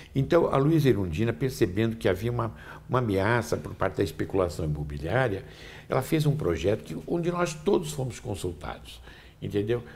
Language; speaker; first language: Portuguese; native; Portuguese